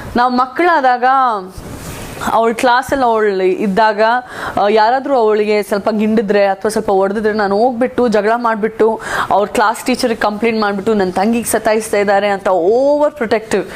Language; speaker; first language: Kannada; non-native, local second language; Sindhi